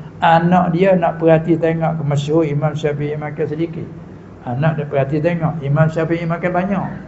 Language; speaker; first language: Malay; native; Malay